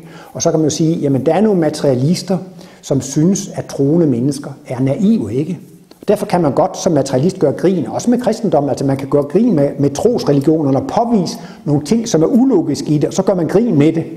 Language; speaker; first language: Danish; native; Danish